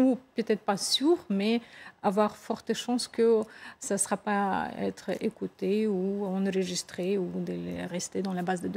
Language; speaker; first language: French; non-native, fluent; Russian